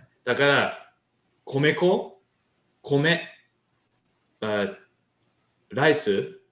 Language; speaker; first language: Japanese; non-native, learner; English